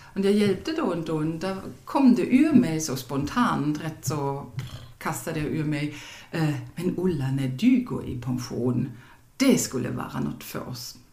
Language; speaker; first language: Swedish; non-native, fluent; German